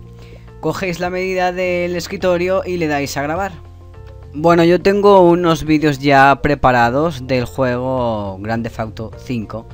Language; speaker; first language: Spanish; native; Spanish